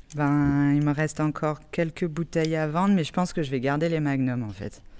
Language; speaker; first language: French; native; French